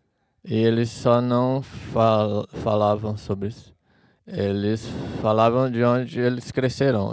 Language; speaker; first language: Portuguese; non-native, fluent; English